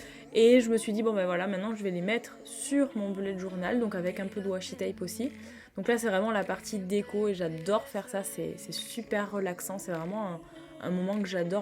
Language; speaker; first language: French; native; French